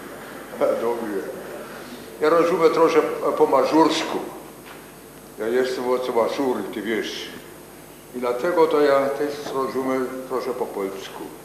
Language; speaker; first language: Polish; non-native, learner; German